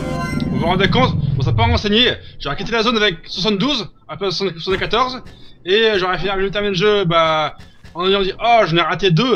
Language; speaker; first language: French; native; French